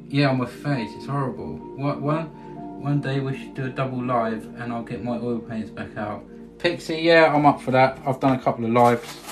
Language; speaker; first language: English; native; English